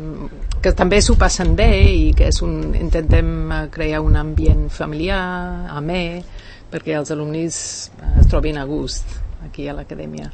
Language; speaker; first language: Catalan; non-native, fluent; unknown